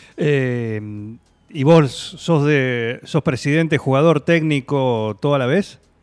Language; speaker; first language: Spanish; native; Spanish